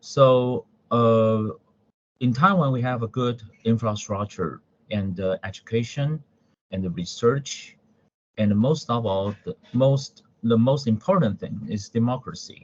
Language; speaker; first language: English; non-native, fluent; Chinese